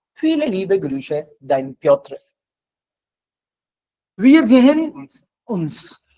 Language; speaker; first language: German; non-native, fluent; Hindi